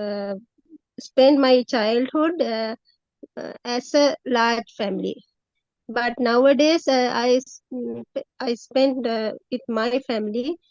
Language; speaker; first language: English; non-native, learner; Sinhala